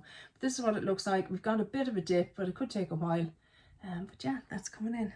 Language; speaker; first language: English; native; English